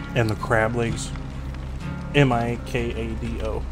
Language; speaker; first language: English; native; English